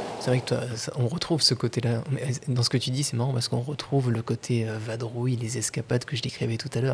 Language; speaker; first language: French; native; French